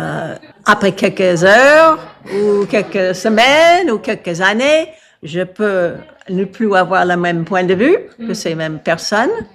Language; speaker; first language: French; non-native, fluent; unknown